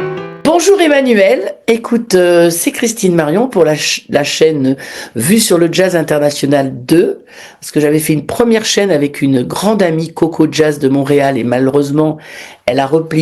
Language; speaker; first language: French; native; French